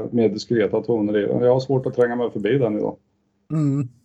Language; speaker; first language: Swedish; non-native, fluent; English